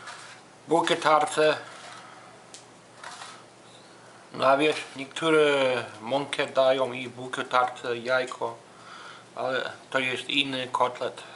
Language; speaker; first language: Polish; early bilingual, heritage; Polish